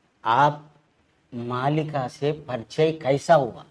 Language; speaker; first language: Hindi; non-native, local second language; Telugu